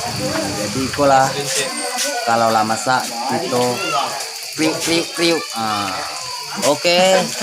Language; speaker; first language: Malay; non-native, local second language; Minangkabau